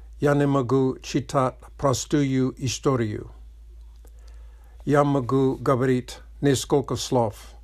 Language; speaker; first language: Russian; non-native, learner; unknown